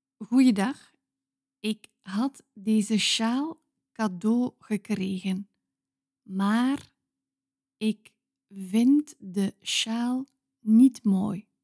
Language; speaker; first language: Dutch; native; Dutch